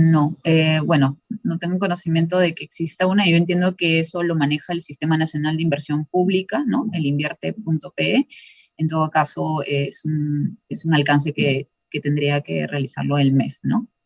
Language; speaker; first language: Spanish; native; Spanish